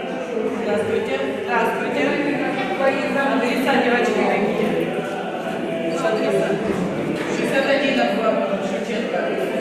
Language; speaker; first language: Russian; native; Russian